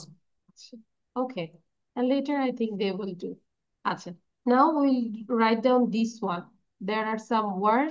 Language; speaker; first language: English; non-native, learner; Bangla